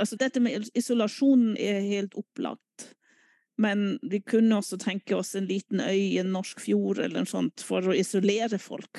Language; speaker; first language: Norwegian; non-native, fluent; German